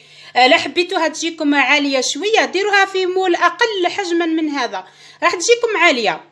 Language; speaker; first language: Arabic; native; Arabic